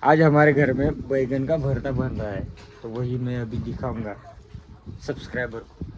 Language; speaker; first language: Hindi; non-native, local second language; Marathi